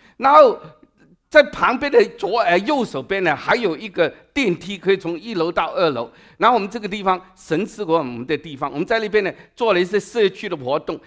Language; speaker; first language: Chinese; non-native, local second language; Cantonese